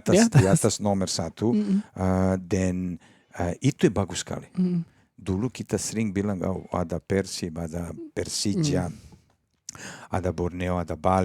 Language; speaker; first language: Indonesian; non-native, fluent; Serbian